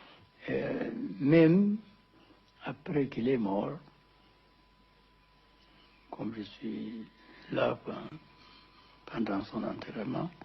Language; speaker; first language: French; non-native, fluent; Amharic